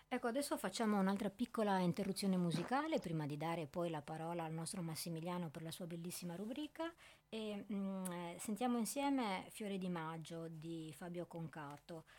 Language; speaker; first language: Italian; native; Italian